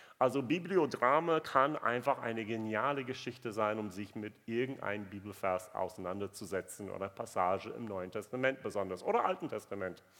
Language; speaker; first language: German; non-native, fluent; English